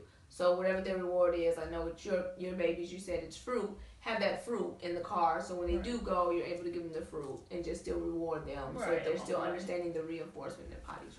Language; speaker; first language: English; native; English